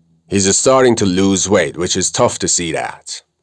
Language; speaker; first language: English; non-native, fluent; Persian